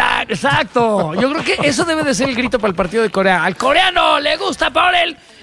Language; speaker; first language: Spanish; native; Spanish